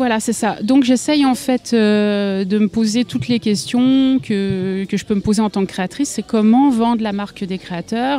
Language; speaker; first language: French; native; French